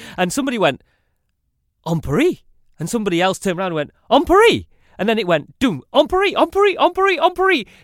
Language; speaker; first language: English; native; English